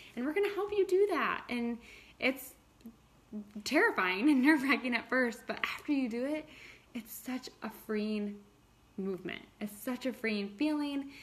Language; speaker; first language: English; native; English